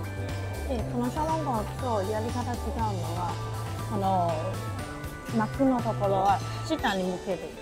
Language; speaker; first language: Japanese; non-native, fluent; Chinese